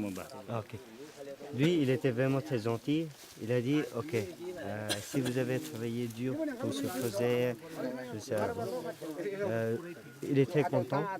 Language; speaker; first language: French; non-native, learner; Nepali